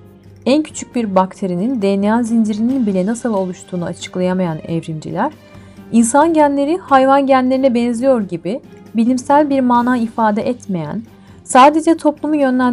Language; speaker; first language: Turkish; native; Turkish